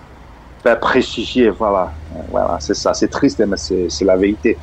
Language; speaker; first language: French; non-native, fluent; Portuguese